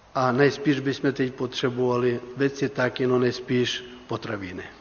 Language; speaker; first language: Czech; non-native, learner; Ukrainian